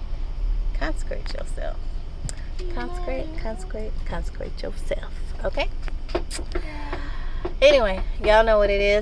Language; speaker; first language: English; native; English